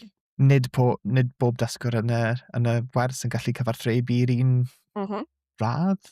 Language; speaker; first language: Welsh; native; Welsh